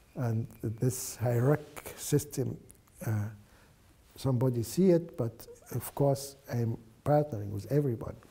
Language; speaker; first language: English; non-native, fluent; Arabic